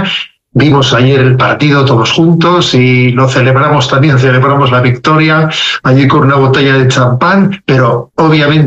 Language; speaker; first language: Spanish; native; Spanish